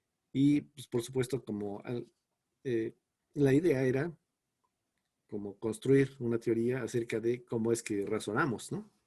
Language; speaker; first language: Spanish; native; Spanish